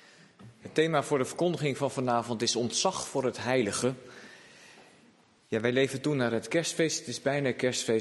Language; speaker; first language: Dutch; native; Dutch